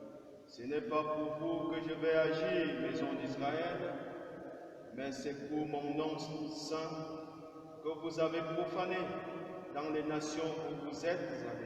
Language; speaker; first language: French; native; French